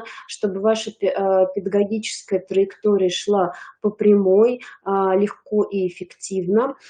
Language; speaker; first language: Russian; native; Russian